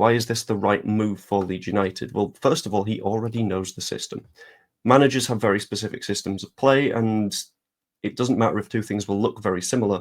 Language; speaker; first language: English; native; English